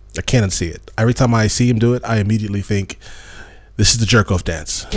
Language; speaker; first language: English; native; English